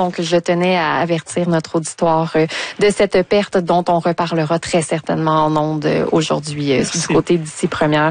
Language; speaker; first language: French; native; French